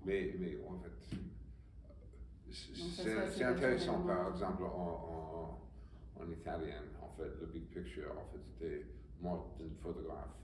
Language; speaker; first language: French; non-native, fluent; English